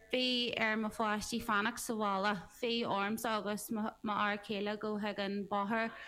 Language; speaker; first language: Irish; non-native, local second language; English